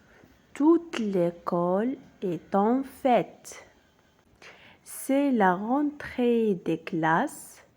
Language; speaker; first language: French; non-native, local second language; Arabic